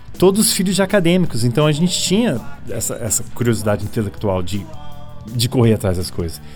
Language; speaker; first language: Portuguese; early bilingual, other home language; English